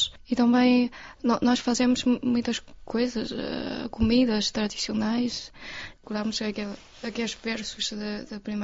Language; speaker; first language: Portuguese; non-native, learner; Chinese